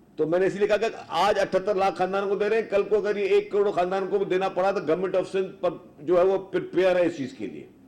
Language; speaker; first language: Urdu; non-native, local second language; Sindhi